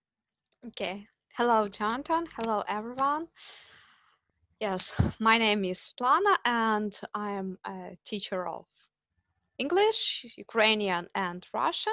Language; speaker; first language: English; non-native, fluent; Ukrainian